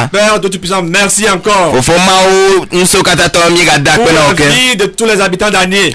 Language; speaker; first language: French; non-native, local second language; Ewe